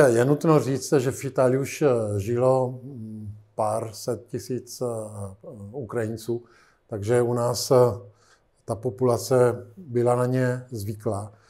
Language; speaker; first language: Czech; non-native, fluent; Italian